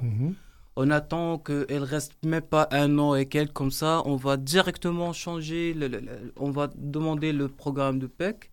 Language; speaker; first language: French; non-native, learner; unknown